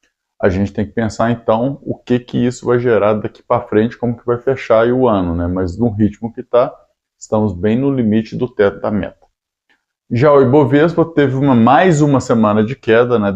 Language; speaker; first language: Portuguese; native; Portuguese